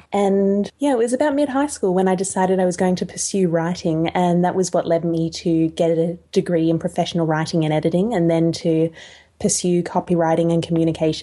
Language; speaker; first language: English; native; English